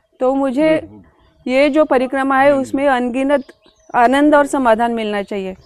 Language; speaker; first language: Hindi; non-native, local second language; Marathi